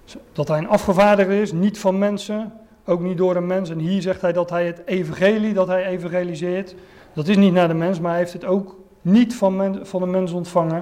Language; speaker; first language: Dutch; native; Dutch